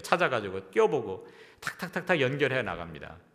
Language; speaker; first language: Korean; native; Korean